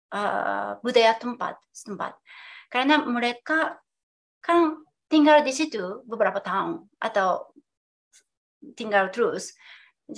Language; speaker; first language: Indonesian; non-native, fluent; Japanese